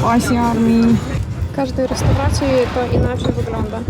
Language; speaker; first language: Polish; non-native, learner; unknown